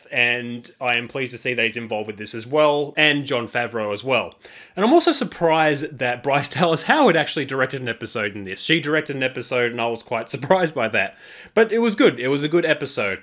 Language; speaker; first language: English; native; English